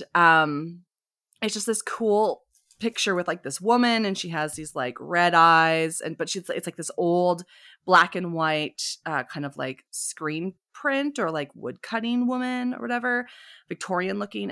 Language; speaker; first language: English; native; English